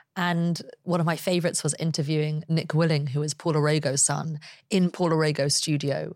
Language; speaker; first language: English; native; English